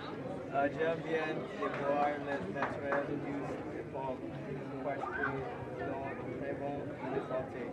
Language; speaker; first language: French; non-native, learner; English